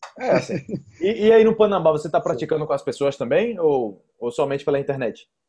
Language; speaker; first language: Portuguese; native; Portuguese